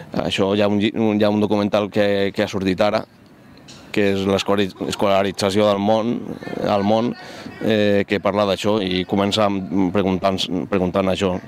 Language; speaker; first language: Catalan; non-native, local second language; Spanish